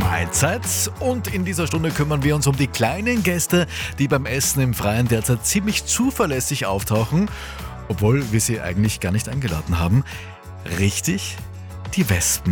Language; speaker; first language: German; native; German